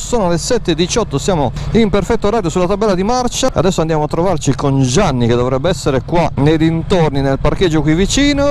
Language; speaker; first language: Italian; native; Italian